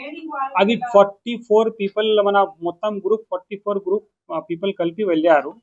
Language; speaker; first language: Telugu; non-native, local second language; Urdu